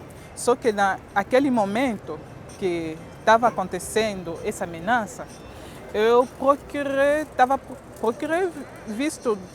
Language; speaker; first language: Portuguese; non-native, fluent; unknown